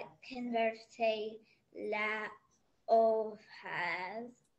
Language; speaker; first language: Spanish; non-native, learner; English